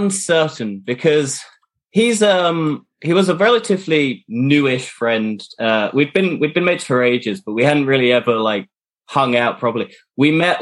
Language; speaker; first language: English; native; English